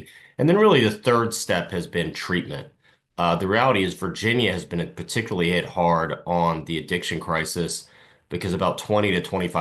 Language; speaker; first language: English; native; English